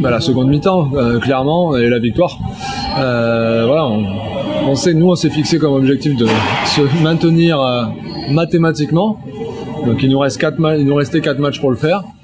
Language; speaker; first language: French; native; French